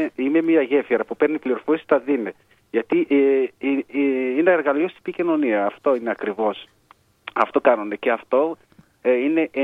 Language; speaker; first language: Greek; non-native, fluent; Arabic